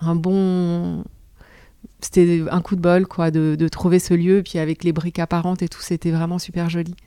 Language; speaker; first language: French; native; French